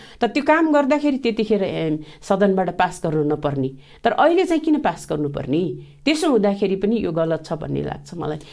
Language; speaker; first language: Nepali; native; Nepali